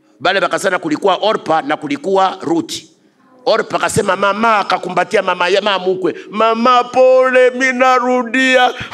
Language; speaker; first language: Swahili; non-native, local second language; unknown